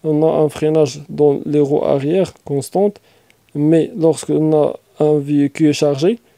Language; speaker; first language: French; non-native, local second language; Arabic